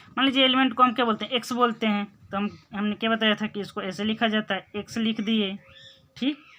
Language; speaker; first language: Hindi; native; Hindi